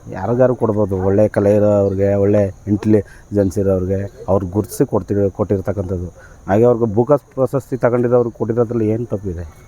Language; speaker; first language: Kannada; native; Kannada